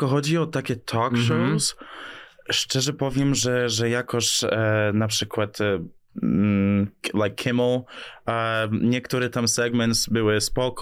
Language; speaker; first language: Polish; early bilingual, heritage; English